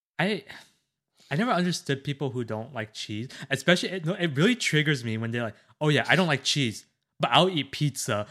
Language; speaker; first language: English; native; English